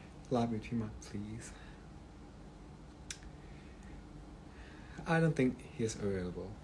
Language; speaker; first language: English; non-native, learner; Thai